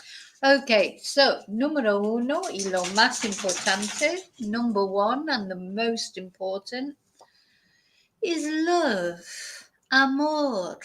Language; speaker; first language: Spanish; non-native, fluent; English